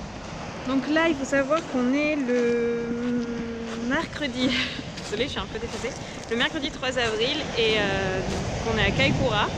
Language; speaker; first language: French; native; French